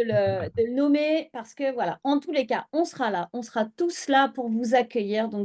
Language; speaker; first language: French; native; French